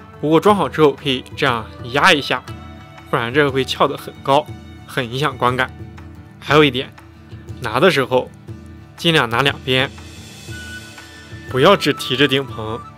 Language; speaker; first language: Chinese; native; Chinese